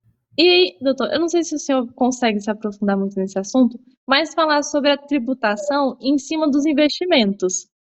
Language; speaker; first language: Portuguese; native; Portuguese